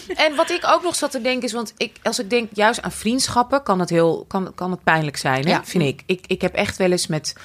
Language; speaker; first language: Dutch; native; Dutch